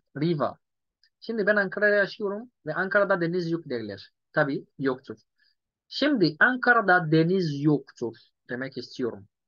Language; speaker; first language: Turkish; non-native, fluent; Yoruba